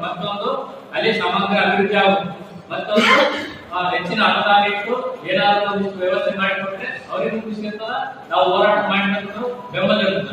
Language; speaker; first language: Kannada; native; Kannada